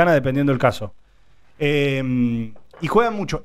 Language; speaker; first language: Spanish; native; Spanish